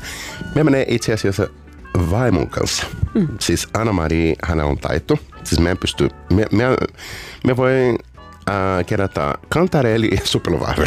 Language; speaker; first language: Finnish; non-native, learner; Portuguese